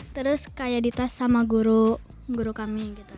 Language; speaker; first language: Indonesian; native; Indonesian